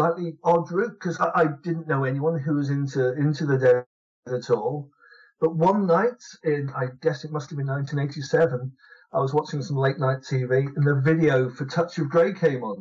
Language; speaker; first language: English; native; English